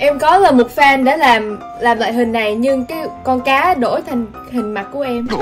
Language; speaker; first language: Vietnamese; early bilingual, heritage; Vietnamese